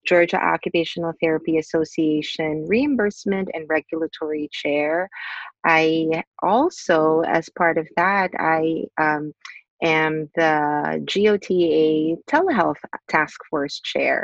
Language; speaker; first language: English; non-native, local second language; Filipino